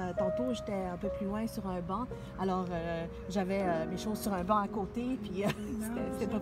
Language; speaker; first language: French; non-native, fluent; Spanish